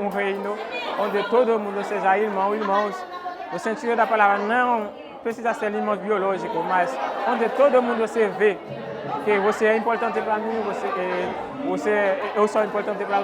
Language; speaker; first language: Portuguese; non-native, fluent; Haitian Creole